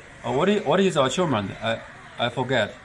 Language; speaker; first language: English; non-native, learner; Chinese